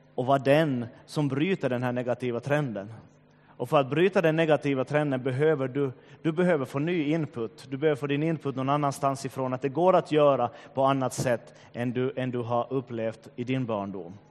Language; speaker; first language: Swedish; native; Swedish